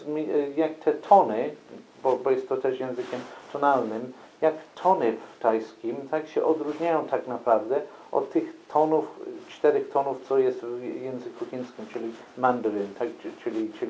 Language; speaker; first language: Polish; non-native, fluent; English